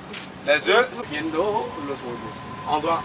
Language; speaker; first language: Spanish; non-native, fluent; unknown